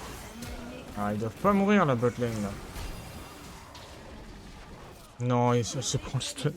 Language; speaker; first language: French; native; French